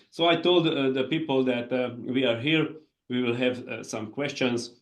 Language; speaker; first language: English; non-native, fluent; Hungarian